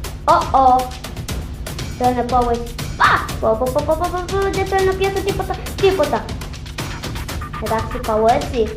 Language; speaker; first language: Greek; non-native, learner; Arabic